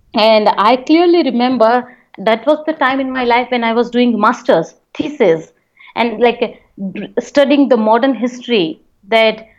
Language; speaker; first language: English; non-native, local second language; Hindi